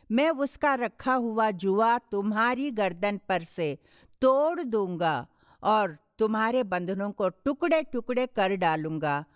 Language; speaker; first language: Hindi; non-native, local second language; Tamil